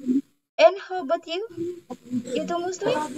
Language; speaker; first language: English; non-native, learner; Indonesian